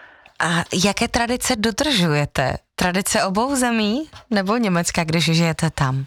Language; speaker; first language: Czech; native; Czech